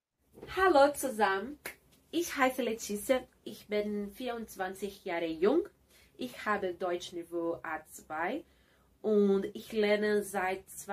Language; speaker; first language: German; non-native, learner; Portuguese